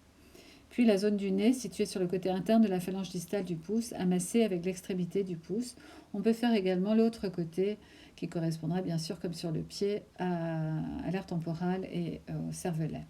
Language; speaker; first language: French; native; French